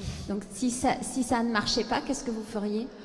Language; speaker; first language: French; native; French